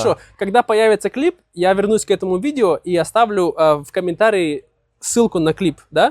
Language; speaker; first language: Russian; native; Russian